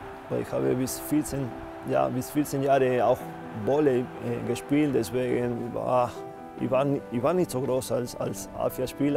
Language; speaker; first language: German; non-native, fluent; Spanish